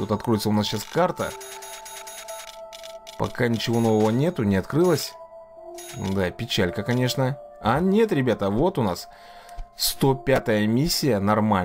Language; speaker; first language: Russian; native; Russian